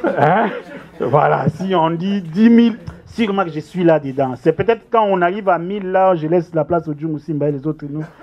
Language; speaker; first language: French; non-native, local second language; Lingala